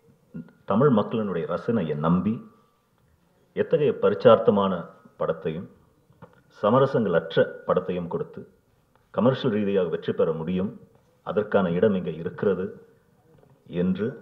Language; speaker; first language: Tamil; native; Tamil